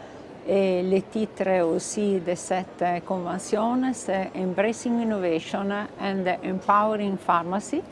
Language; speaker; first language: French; non-native, fluent; Italian